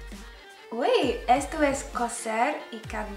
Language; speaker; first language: Spanish; non-native, learner; English